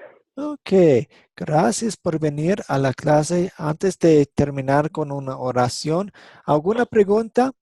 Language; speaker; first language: Spanish; non-native, fluent; English